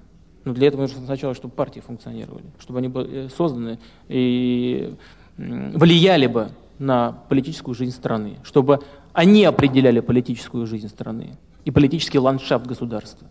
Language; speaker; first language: Russian; native; Russian